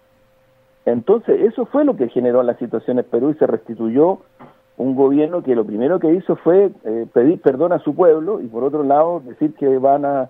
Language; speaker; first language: Spanish; native; Spanish